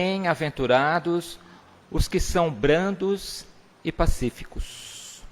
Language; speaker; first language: Portuguese; native; Portuguese